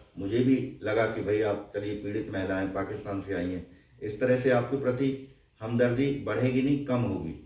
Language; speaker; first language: Hindi; native; Hindi